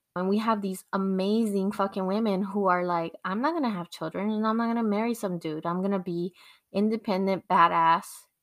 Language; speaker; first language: English; non-native, fluent; Spanish